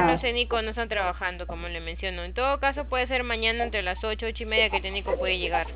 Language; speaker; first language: Spanish; native; Spanish